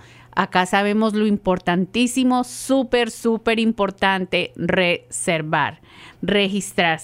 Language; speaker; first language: Spanish; native; Spanish